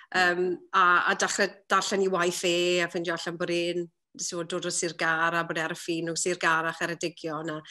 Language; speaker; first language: Welsh; native; Welsh